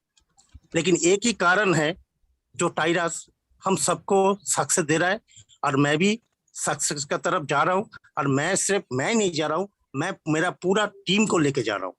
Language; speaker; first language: Hindi; non-native, local second language; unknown